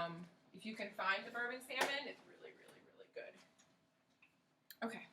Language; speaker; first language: English; native; English